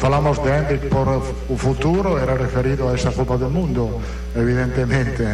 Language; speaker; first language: Portuguese; non-native, learner; Italian